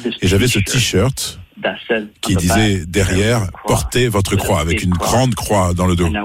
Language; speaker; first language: French; non-native, fluent; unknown